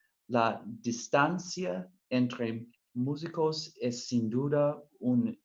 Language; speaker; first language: Spanish; non-native, fluent; English